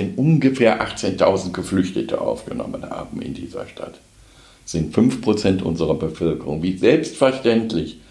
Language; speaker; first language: German; native; German